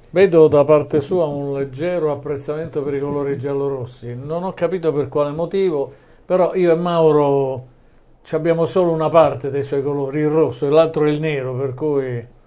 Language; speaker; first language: Italian; native; Italian